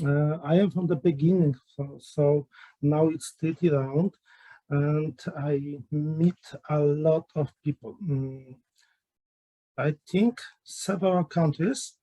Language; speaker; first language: English; non-native, learner; Polish